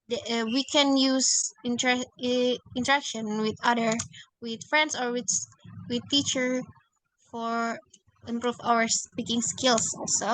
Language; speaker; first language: English; non-native, learner; Indonesian